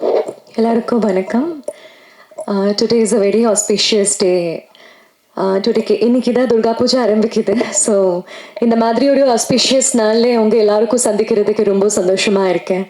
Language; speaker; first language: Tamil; non-native, fluent; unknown